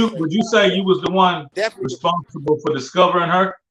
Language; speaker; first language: English; native; English